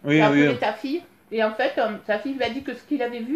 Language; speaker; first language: French; native; French